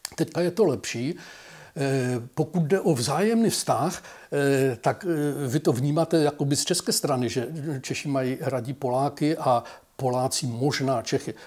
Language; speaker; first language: Czech; native; Czech